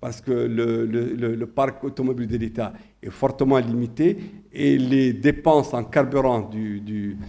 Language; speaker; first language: French; non-native, local second language; Arabic